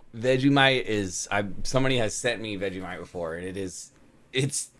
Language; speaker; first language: English; native; English